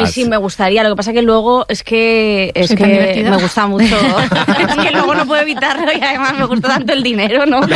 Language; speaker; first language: Spanish; native; Spanish